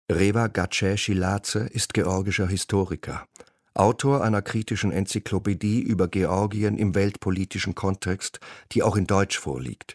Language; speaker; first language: German; native; German